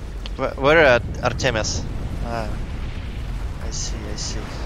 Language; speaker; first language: English; non-native, learner; Russian